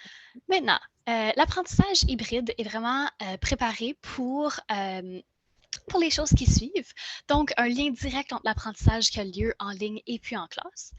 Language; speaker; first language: French; native; French